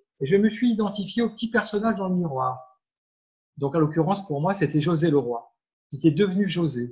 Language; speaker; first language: French; native; French